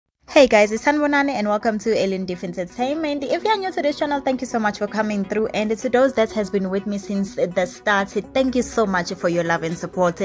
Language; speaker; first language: English; non-native, local second language; Zulu